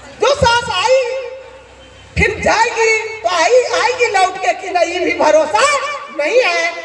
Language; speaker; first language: Hindi; native; Hindi